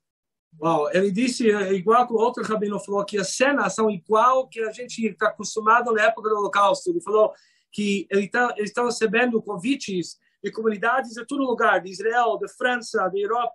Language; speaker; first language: Portuguese; non-native, fluent; Hebrew